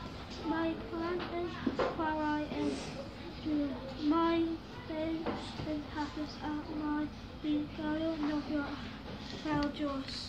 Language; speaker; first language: Welsh; non-native, local second language; English